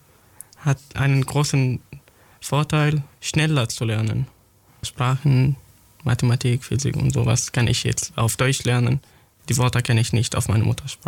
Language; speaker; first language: German; non-native, fluent; Arabic